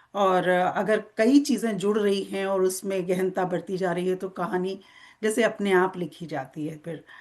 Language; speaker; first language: Hindi; native; Hindi